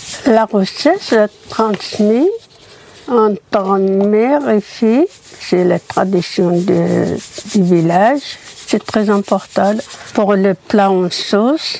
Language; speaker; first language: French; non-native, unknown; Berber languages